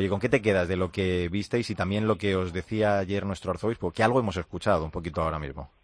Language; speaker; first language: Spanish; native; Spanish